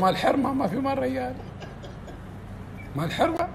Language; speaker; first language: Arabic; native; Arabic